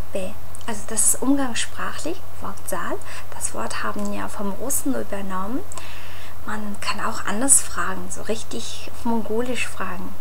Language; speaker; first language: German; non-native, fluent; Mongolian